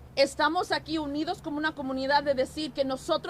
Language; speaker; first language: Spanish; early bilingual, heritage; Spanish